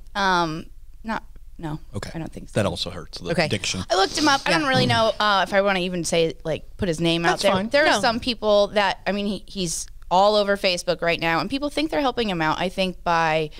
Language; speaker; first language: English; native; English